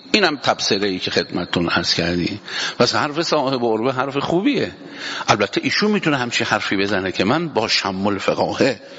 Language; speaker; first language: Persian; native; Persian